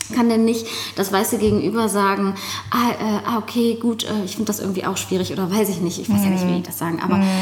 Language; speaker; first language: German; native; German